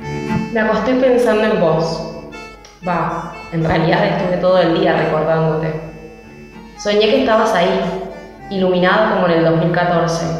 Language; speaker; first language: Spanish; native; Spanish